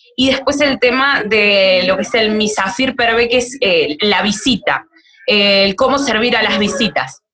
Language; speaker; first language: Spanish; native; Spanish